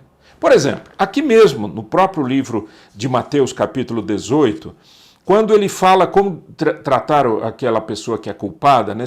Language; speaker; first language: Portuguese; native; Portuguese